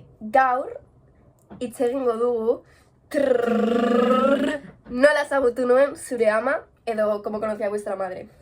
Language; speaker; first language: Basque; non-native, local second language; Spanish